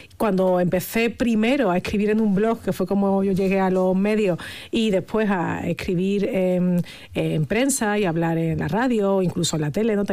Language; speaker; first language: Spanish; native; Spanish